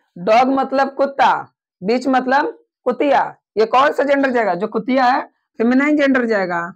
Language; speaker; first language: Hindi; native; Hindi